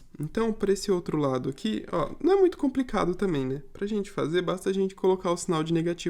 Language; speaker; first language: Portuguese; native; Portuguese